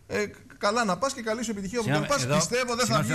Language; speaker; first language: Greek; native; Greek